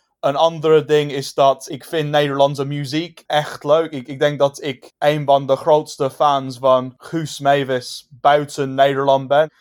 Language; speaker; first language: Dutch; non-native, fluent; English